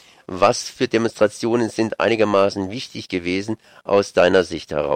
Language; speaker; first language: German; native; German